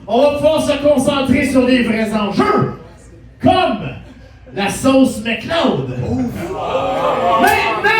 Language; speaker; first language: French; native; French